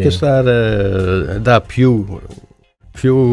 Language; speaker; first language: Italian; non-native, learner; Swedish